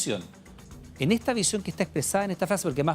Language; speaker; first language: Spanish; native; Spanish